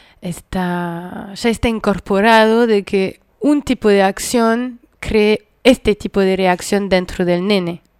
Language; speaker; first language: Spanish; non-native, fluent; French